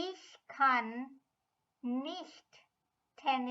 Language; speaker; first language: German; non-native, fluent; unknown